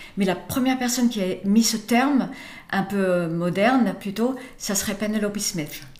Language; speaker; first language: French; early bilingual, other home language; English